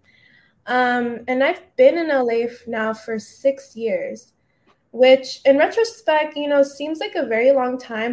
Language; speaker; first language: English; native; English